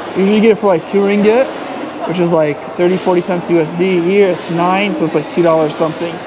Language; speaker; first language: English; native; English